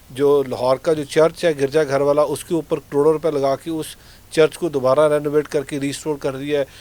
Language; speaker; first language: Urdu; non-native, local second language; Punjabi